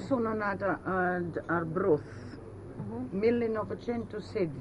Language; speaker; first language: Italian; early bilingual, heritage; Italian